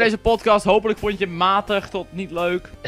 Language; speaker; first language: Dutch; native; Dutch